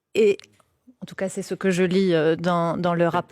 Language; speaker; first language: French; native; French